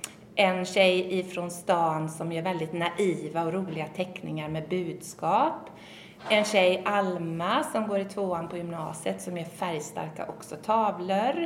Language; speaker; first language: Swedish; native; Swedish